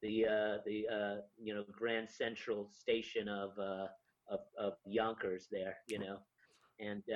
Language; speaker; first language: English; native; English